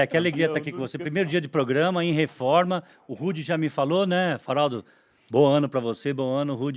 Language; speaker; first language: Portuguese; native; Portuguese